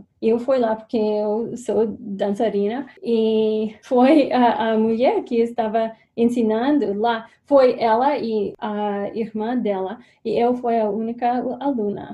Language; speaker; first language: Portuguese; non-native, fluent; English